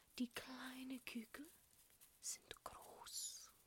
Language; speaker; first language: German; non-native, learner; English